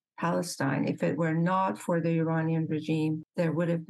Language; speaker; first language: English; non-native, fluent; Persian